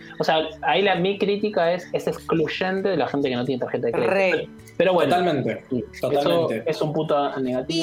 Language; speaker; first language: Spanish; native; Spanish